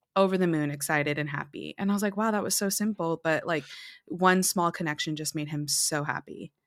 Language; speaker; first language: English; early bilingual, other home language; Filipino